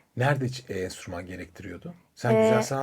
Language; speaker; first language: Turkish; native; Turkish